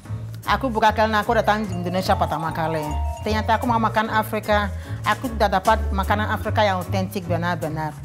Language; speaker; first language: Indonesian; non-native, learner; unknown